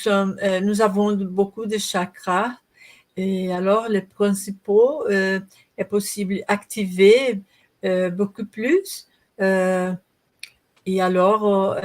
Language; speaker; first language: French; non-native, learner; Portuguese